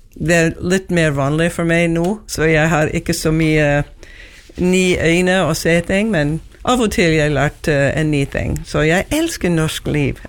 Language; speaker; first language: Norwegian; non-native, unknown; English